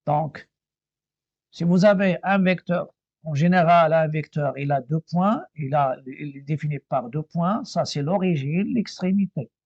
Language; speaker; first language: French; non-native, local second language; Arabic